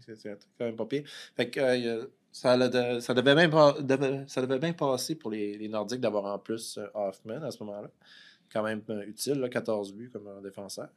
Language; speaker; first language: French; native; French